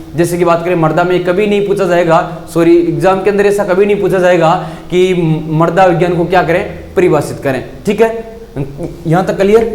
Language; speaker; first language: Hindi; native; Hindi